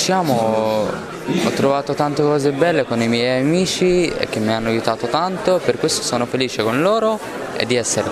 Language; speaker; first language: Italian; non-native, learner; Arabic